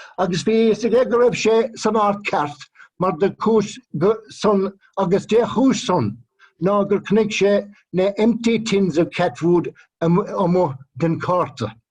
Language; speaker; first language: Irish; native; Irish